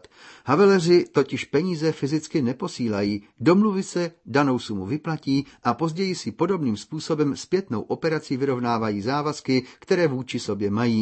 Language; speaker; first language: Czech; native; Czech